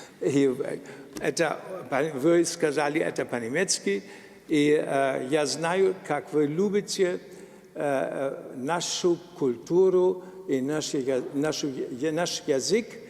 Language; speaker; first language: Russian; non-native, learner; German